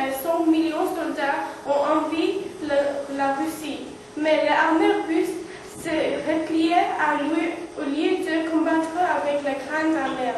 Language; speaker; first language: French; non-native, learner; English